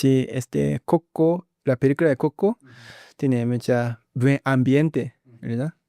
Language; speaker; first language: Spanish; non-native, learner; Japanese